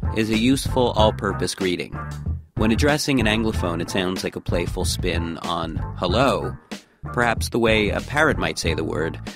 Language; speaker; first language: English; native; English